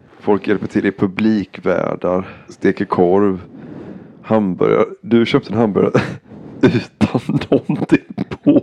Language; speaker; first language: Swedish; native; Swedish